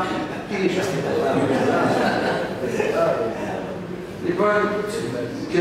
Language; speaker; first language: Greek; non-native, learner; French